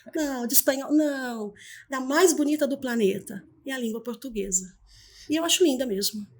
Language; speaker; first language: Portuguese; native; Portuguese